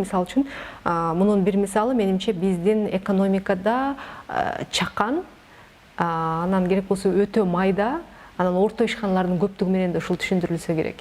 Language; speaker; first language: Kyrgyz; native; Kyrgyz